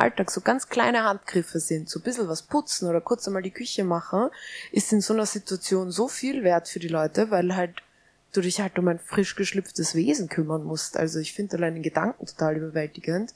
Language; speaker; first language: German; native; German